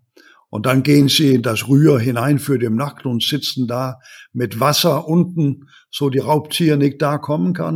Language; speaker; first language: German; non-native, learner; Danish